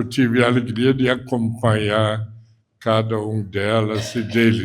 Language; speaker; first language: Portuguese; non-native, fluent; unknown